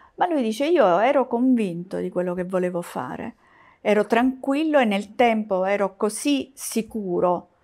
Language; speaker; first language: Italian; native; Italian